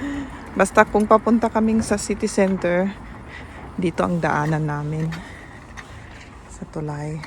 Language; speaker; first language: Filipino; native; Filipino